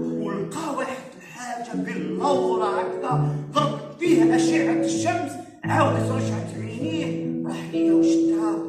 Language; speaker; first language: Arabic; native; Arabic